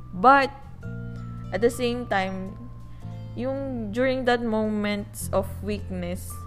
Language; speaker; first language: English; non-native, local second language; Filipino